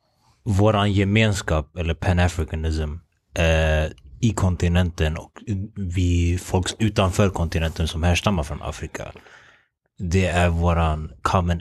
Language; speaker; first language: Swedish; early bilingual, other home language; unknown